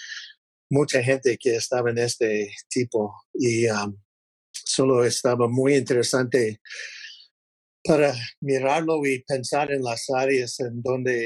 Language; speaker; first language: Spanish; non-native, fluent; English